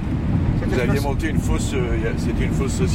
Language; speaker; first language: French; native; French